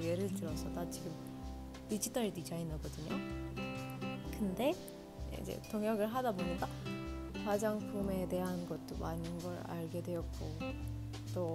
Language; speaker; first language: Korean; non-native, fluent; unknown